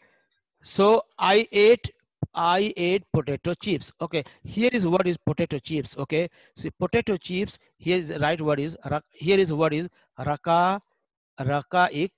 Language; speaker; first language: English; non-native, fluent; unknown